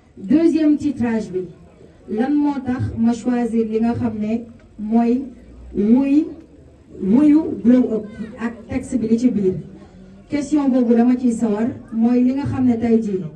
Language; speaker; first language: Wolof; native; Wolof